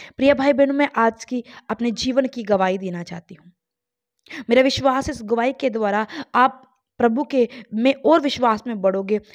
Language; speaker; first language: Hindi; non-native, local second language; Punjabi